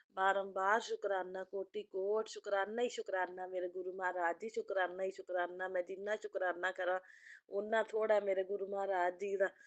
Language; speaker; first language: Hindi; non-native, local second language; Punjabi